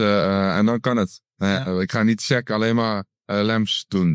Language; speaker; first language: Dutch; native; Dutch